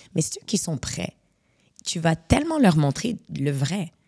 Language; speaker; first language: French; native; French